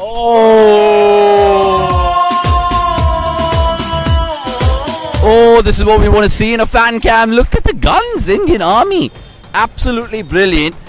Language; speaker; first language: English; non-native, local second language; Hindi